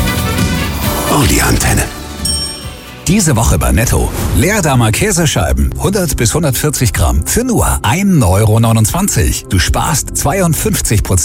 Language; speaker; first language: German; native; German